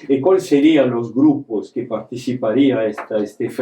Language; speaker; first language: Spanish; non-native, fluent; French